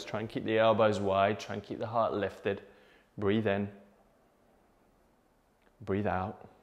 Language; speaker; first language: English; native; English